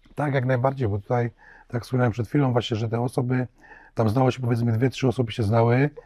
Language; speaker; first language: Polish; native; Polish